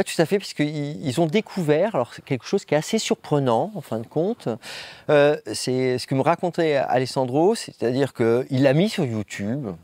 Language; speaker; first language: French; native; French